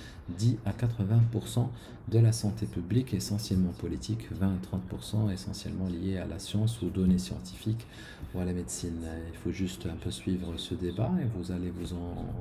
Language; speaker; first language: French; non-native, local second language; Arabic